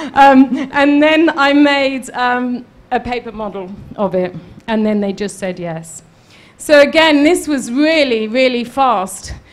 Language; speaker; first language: English; native; English